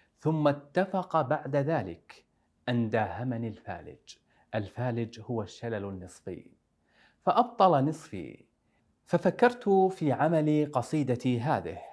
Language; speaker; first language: Arabic; native; Arabic